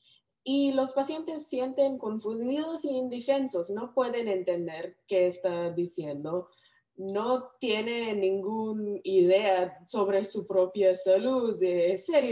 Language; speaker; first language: Spanish; non-native, learner; English